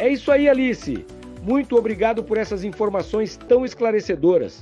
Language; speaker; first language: Portuguese; native; Portuguese